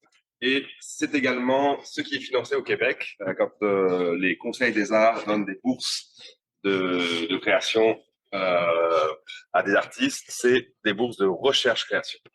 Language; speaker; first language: French; native; French